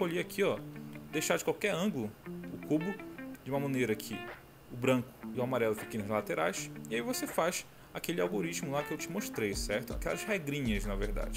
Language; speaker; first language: Portuguese; native; Portuguese